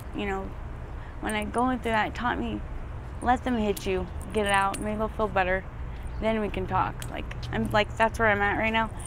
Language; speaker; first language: English; native; English